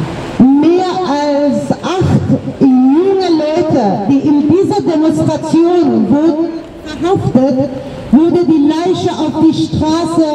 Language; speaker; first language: German; non-native, learner; Persian